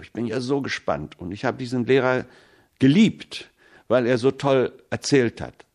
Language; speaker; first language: German; early bilingual, heritage; German